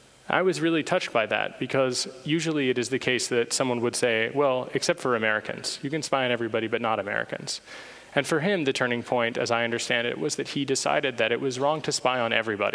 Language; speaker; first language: English; native; English